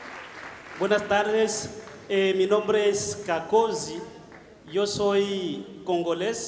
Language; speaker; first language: Spanish; non-native, fluent; Bembe